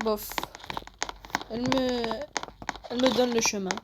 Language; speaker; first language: French; native; French